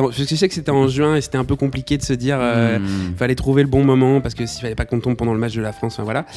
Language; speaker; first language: French; native; French